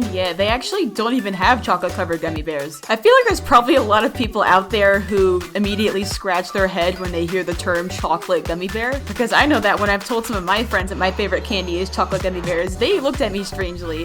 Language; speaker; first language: English; native; English